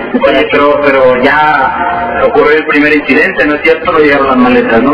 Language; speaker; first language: Spanish; native; Spanish